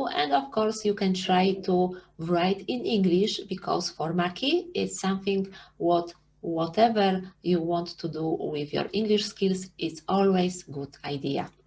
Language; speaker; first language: English; non-native, fluent; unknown